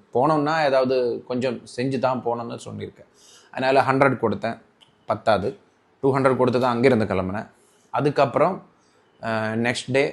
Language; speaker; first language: Tamil; non-native, local second language; Malayalam